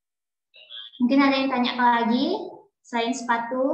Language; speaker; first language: Indonesian; native; Indonesian